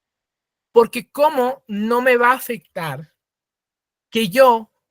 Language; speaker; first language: Spanish; native; Spanish